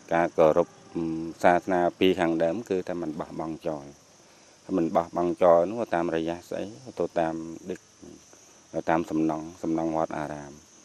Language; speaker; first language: Khmer; native; Khmer